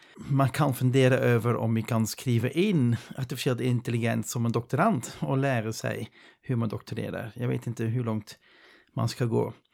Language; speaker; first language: Swedish; non-native, fluent; Dutch